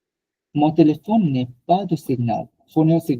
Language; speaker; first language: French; non-native, fluent; Bangla